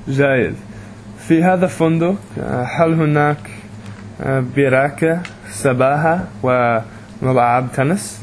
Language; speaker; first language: Arabic; non-native, learner; English